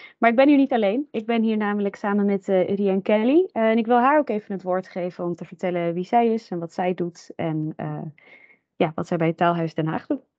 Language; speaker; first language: Dutch; native; Dutch